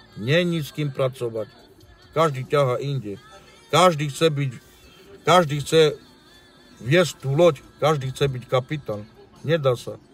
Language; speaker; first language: Slovak; non-native, local second language; Romany